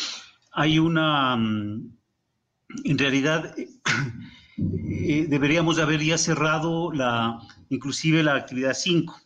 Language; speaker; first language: Spanish; native; Spanish